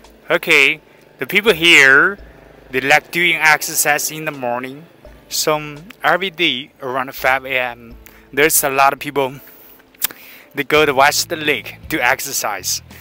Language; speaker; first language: English; non-native, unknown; Chinese